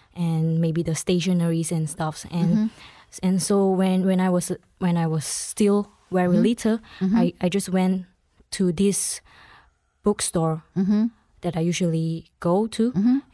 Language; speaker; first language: English; non-native, local second language; Chinese